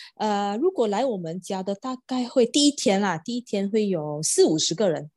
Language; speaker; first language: Chinese; non-native, local second language; Malay